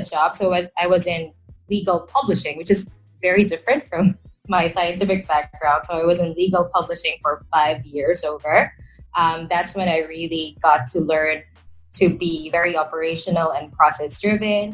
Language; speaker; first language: English; non-native, local second language; Filipino